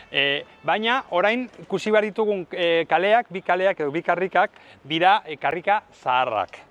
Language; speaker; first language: Basque; native; Basque